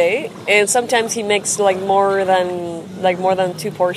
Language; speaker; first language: English; non-native, fluent; Spanish